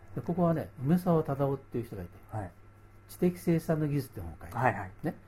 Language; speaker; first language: Japanese; native; Japanese